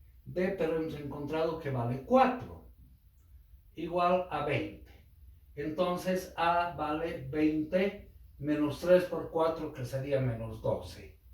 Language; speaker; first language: Spanish; native; Spanish